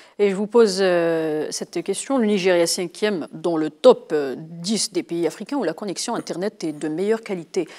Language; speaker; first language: French; non-native, local second language; Arabic